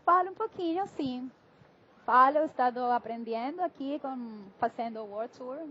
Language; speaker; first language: Portuguese; non-native, learner; Spanish